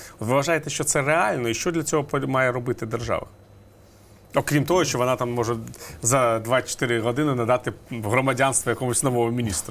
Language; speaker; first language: Ukrainian; non-native, local second language; Russian